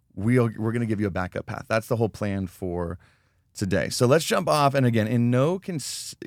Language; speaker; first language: English; native; English